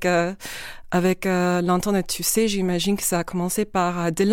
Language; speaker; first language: French; non-native, fluent; English